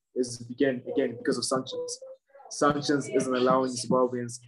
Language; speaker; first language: English; non-native, local second language; Shona